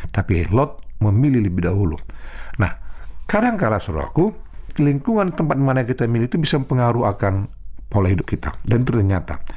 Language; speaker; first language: Indonesian; non-native, local second language; Batak Toba